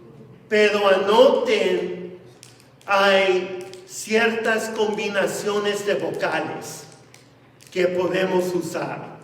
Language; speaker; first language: Spanish; non-native, fluent; English